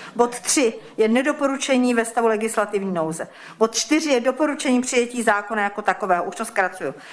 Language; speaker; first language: Czech; native; Czech